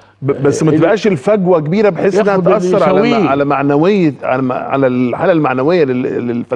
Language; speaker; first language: Arabic; native; Arabic